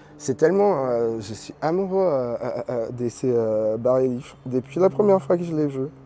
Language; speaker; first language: French; non-native, fluent; Portuguese